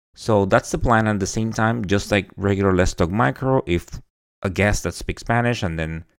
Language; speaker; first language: English; non-native, fluent; Spanish